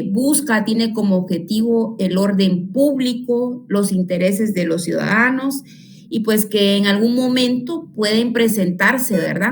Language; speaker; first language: Spanish; native; Spanish